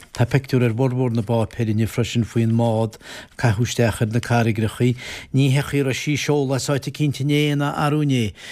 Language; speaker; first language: Irish; native; Irish